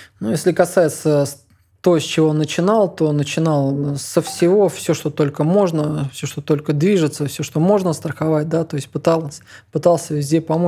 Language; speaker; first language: Russian; native; Russian